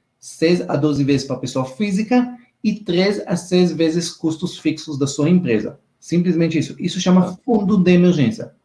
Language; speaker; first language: Portuguese; non-native, fluent; Hebrew